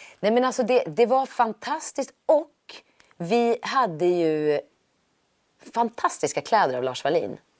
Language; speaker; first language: Swedish; native; Swedish